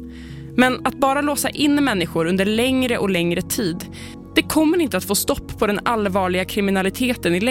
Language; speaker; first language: Swedish; native; Swedish